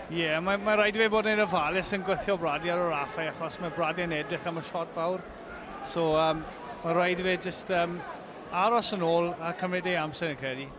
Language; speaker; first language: Welsh; non-native, local second language; English